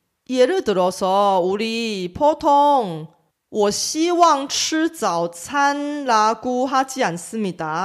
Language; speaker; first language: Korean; non-native, fluent; Chinese